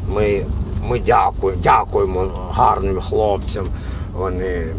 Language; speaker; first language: Ukrainian; non-native, local second language; Russian